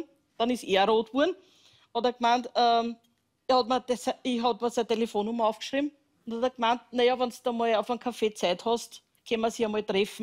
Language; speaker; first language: German; native; German